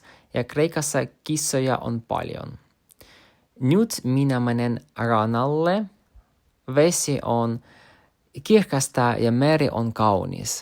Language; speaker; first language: Finnish; non-native, learner; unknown